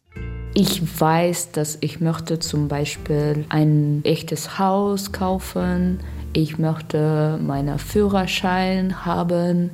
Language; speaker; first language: German; non-native, fluent; Russian